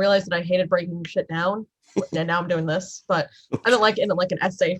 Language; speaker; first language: English; native; English